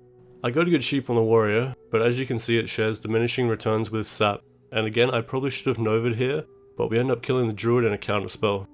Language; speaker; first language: English; native; English